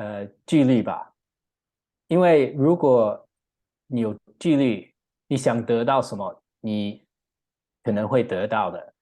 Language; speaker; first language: Chinese; non-native, learner; English